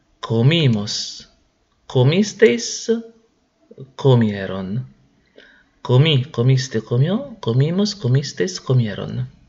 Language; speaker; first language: Spanish; non-native, fluent; Italian